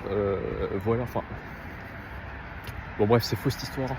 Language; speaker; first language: French; native; French